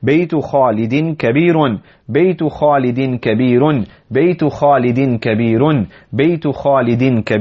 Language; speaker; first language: Arabic; non-native, fluent; English